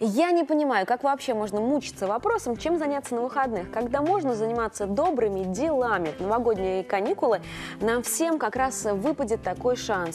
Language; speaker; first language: Russian; native; Russian